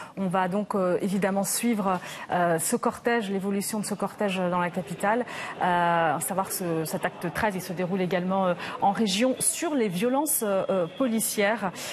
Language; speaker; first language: French; native; French